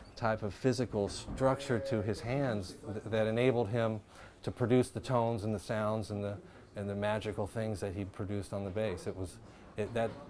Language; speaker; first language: English; native; English